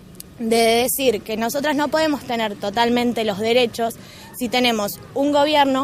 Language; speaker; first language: Spanish; native; Spanish